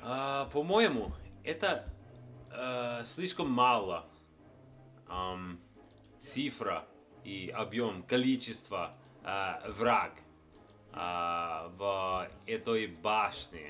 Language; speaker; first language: Russian; non-native, learner; English